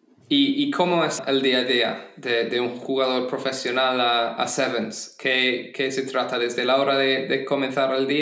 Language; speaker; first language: Spanish; non-native, fluent; English